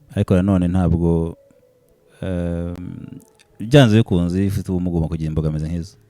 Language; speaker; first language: Kinyarwanda; early bilingual, heritage; Kinyarwanda